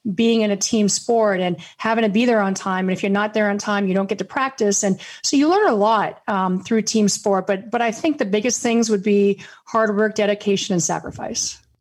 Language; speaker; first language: English; native; English